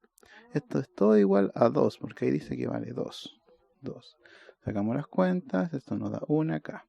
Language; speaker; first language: Spanish; native; Spanish